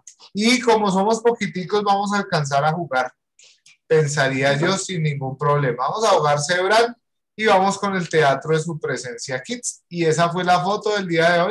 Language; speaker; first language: Spanish; native; Spanish